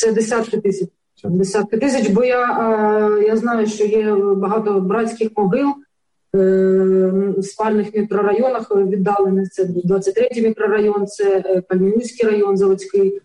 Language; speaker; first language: Ukrainian; native; Ukrainian